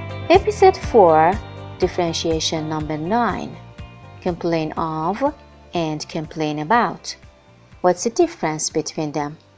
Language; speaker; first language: English; non-native, fluent; Persian